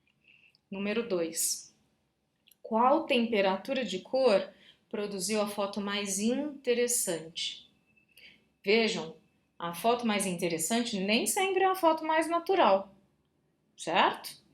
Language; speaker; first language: Portuguese; native; Portuguese